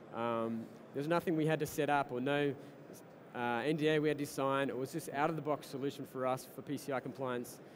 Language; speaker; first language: English; native; English